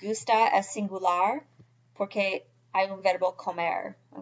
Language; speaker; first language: Spanish; non-native, fluent; English